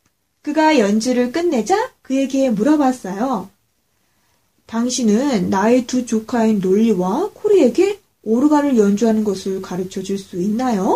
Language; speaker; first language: Korean; native; Korean